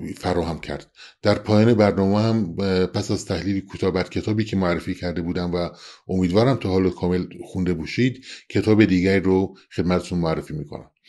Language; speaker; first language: Persian; non-native, local second language; Central Kurdish